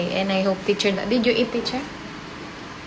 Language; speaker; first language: English; non-native, local second language; Filipino